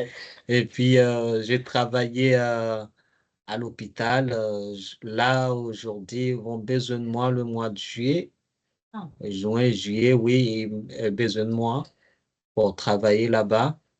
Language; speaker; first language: French; non-native, learner; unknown